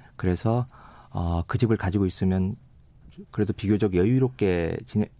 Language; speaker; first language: Korean; native; Korean